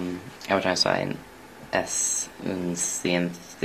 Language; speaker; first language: Spanish; non-native, learner; English